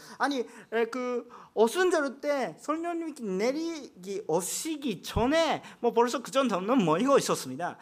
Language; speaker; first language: Korean; non-native, fluent; Japanese